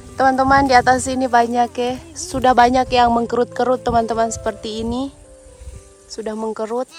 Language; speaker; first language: Indonesian; native; Indonesian